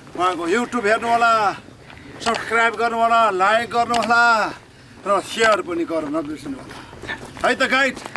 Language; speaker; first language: Nepali; native; Nepali